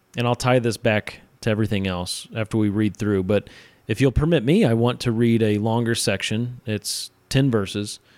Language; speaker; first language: English; native; English